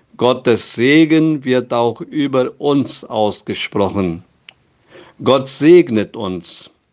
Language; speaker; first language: German; non-native, fluent; Portuguese